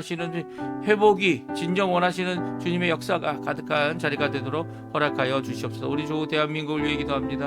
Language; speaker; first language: Korean; native; Korean